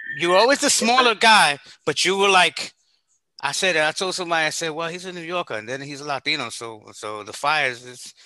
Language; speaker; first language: English; early bilingual, other home language; Spanish